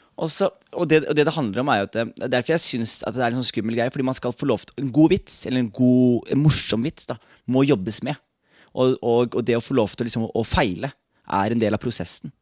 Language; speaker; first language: Norwegian; native; Norwegian